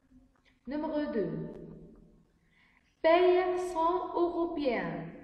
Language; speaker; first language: French; non-native, fluent; Arabic